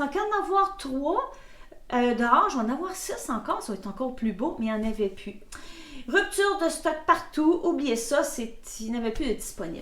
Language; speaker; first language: French; native; French